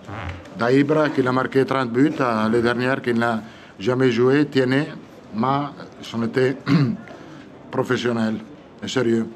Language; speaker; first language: French; non-native, fluent; Italian